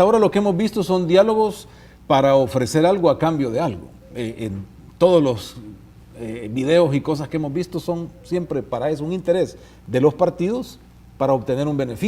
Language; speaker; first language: Spanish; native; Spanish